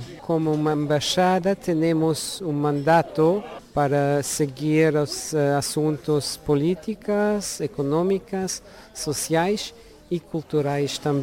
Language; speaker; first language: Portuguese; non-native, fluent; Luxembourgish